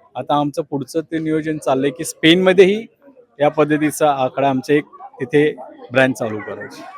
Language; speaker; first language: Marathi; native; Marathi